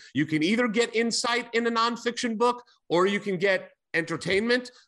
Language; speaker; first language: English; native; English